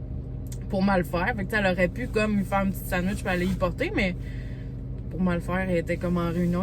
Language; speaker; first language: French; native; French